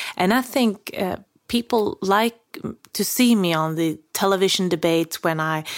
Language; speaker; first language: English; non-native, fluent; Swedish